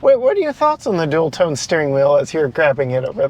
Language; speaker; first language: English; native; English